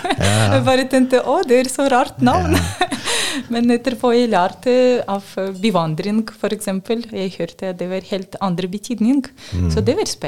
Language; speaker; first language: Norwegian; non-native, learner; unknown